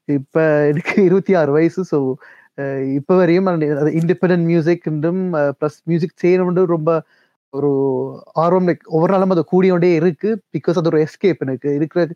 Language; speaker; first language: Tamil; early bilingual, heritage; Tamil